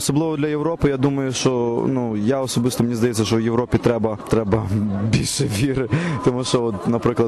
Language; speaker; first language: Ukrainian; native; Ukrainian